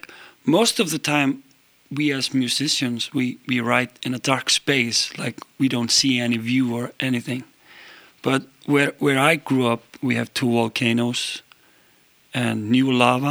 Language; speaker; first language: English; non-native, fluent; Icelandic